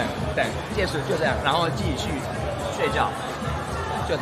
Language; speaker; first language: Chinese; non-native, fluent; Turkish